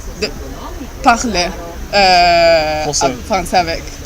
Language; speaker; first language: French; non-native, learner; Italian